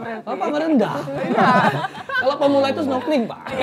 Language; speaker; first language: Indonesian; native; Indonesian